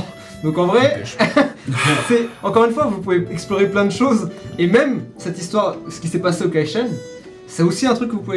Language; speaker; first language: French; native; French